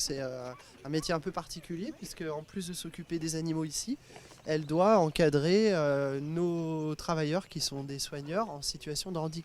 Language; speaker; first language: French; native; French